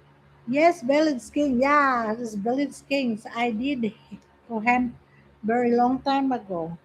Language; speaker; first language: English; non-native, local second language; Filipino